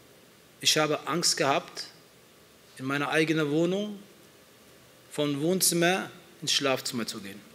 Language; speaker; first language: German; early bilingual, other home language; Turkish